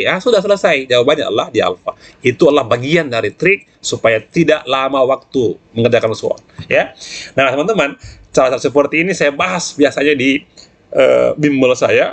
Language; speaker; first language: Indonesian; native; Indonesian